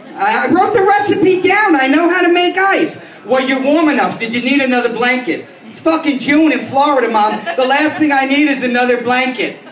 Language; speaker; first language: English; native; English